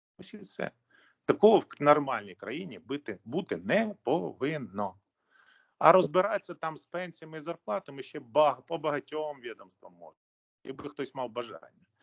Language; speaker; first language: Ukrainian; native; Ukrainian